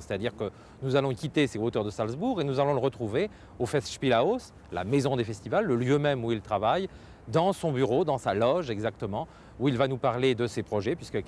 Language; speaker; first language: French; native; French